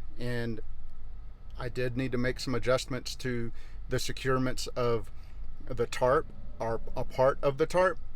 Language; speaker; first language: English; native; English